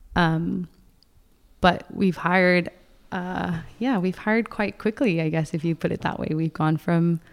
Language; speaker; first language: English; non-native, fluent; Spanish